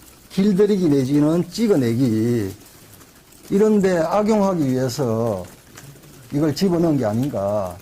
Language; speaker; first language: Korean; native; Korean